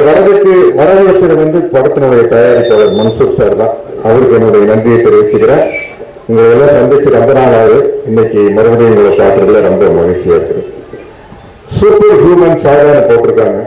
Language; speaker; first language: Tamil; native; Tamil